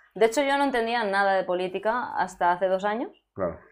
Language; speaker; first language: Spanish; native; Spanish